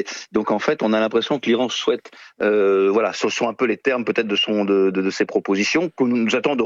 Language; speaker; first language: French; native; French